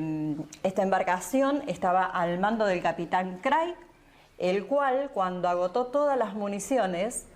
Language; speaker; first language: Spanish; native; Spanish